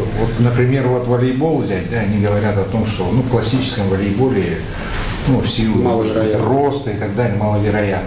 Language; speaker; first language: Russian; native; Russian